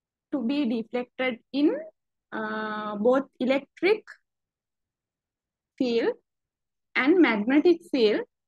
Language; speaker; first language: English; non-native, local second language; Sinhala